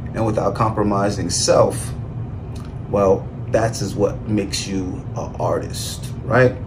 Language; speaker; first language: English; native; English